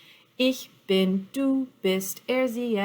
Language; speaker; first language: German; non-native, fluent; English